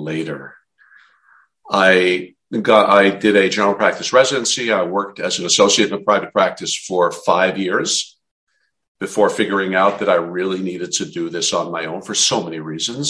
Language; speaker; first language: English; native; English